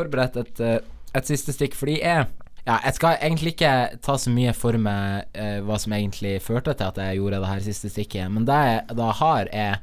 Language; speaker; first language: Norwegian; native; Norwegian